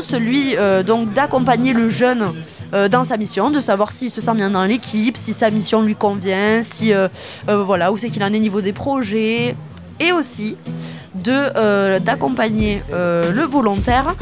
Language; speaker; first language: French; native; French